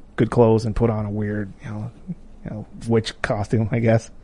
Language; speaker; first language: English; non-native, fluent; Spanish